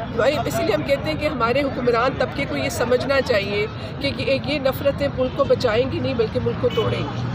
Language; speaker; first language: Urdu; non-native, local second language; Punjabi